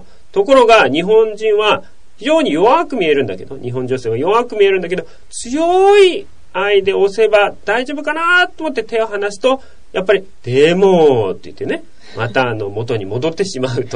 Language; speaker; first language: Japanese; native; Japanese